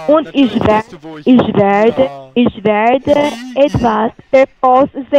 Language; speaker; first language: German; non-native, learner; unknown